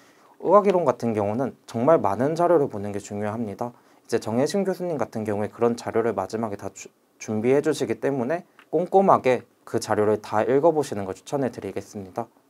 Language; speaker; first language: Korean; native; Korean